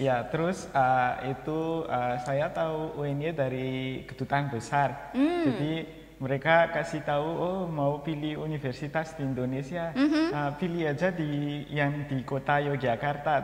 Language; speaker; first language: Indonesian; non-native, fluent; Malagasy